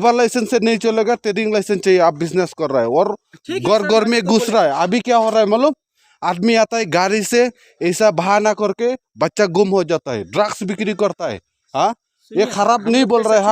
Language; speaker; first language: Hindi; non-native, local second language; Khasi